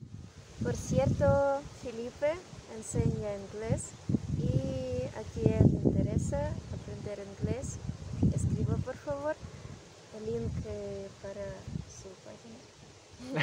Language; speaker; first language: Spanish; non-native, learner; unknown